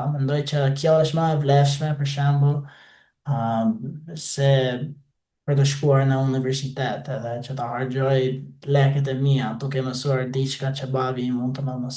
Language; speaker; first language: Albanian; non-native, fluent; English